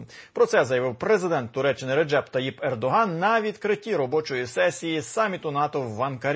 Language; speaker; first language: Ukrainian; native; Ukrainian